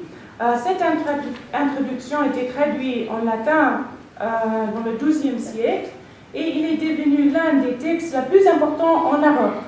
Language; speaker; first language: French; non-native, fluent; English